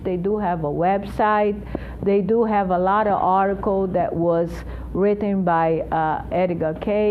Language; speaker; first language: English; non-native, fluent; Portuguese